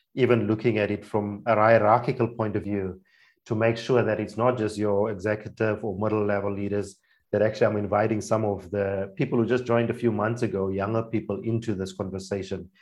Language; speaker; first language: English; non-native, local second language; Afrikaans